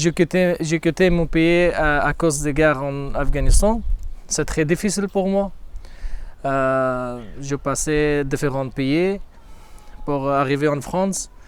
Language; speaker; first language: French; non-native, learner; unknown